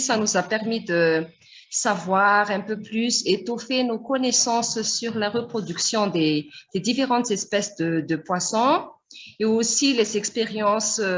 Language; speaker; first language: French; non-native, local second language; Malagasy